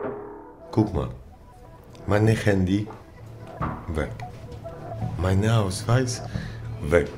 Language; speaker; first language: German; non-native, learner; Polish